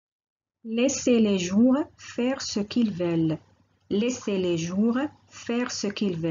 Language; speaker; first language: French; non-native, local second language; Arabic